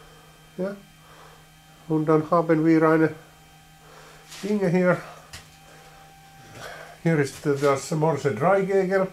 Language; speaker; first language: German; non-native, learner; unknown